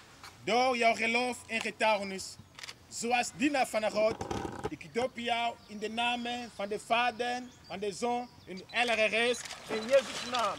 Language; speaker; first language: Dutch; non-native, learner; Portuguese